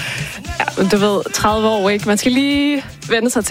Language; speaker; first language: Danish; native; Danish